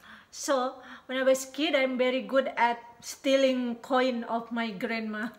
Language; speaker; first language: English; non-native, learner; Sundanese